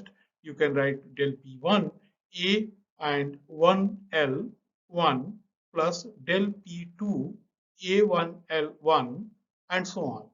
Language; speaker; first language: English; non-native, local second language; Hindi